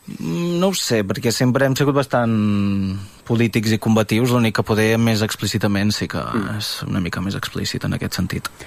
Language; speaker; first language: Catalan; early bilingual, other home language; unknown